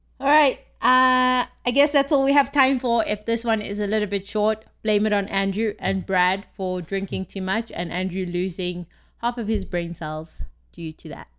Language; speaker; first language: English; native; English